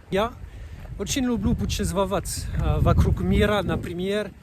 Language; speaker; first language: Russian; non-native, learner; French